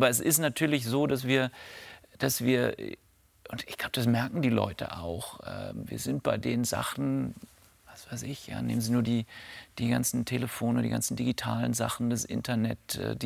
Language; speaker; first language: German; native; German